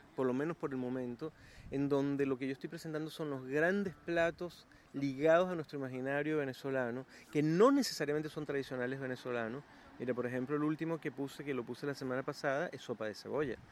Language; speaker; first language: Spanish; native; Spanish